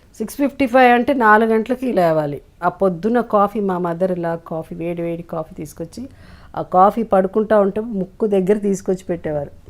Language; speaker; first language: Telugu; native; Telugu